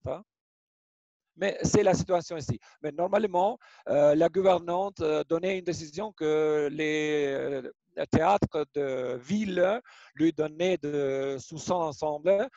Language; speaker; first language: French; non-native, learner; Albanian